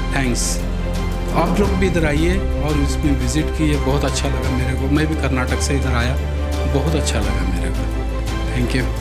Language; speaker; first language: Hindi; non-native, local second language; Urdu